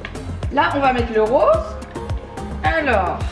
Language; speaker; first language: French; native; French